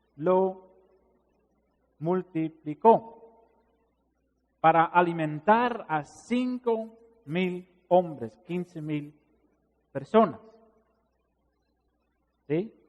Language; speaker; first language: Spanish; non-native, fluent; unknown